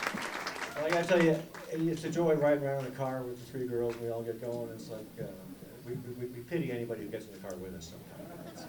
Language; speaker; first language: English; native; English